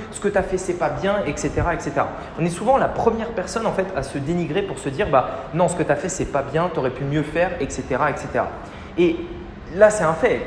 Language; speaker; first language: French; native; French